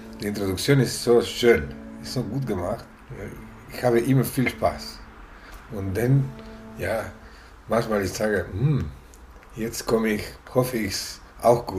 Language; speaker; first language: German; non-native, learner; Italian